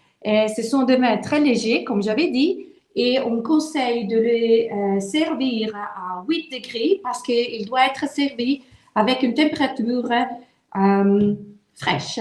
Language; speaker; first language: French; non-native, local second language; Italian